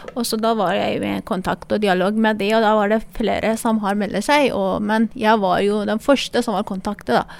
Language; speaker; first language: Norwegian; non-native, fluent; Persian